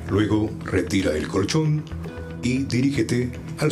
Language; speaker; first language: Spanish; native; Spanish